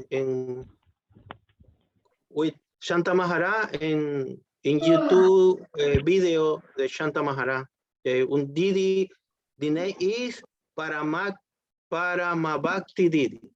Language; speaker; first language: English; non-native, learner; Spanish